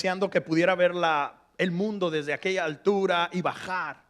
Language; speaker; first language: Spanish; early bilingual, heritage; Spanish